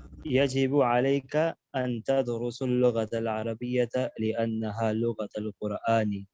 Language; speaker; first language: Arabic; non-native, learner; English